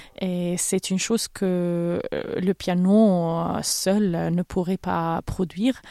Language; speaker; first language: French; non-native, fluent; Arabic